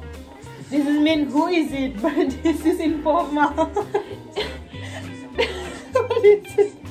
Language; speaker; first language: English; non-native, learner; Indonesian